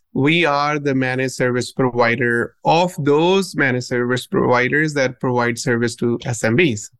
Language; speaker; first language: English; non-native, local second language; Punjabi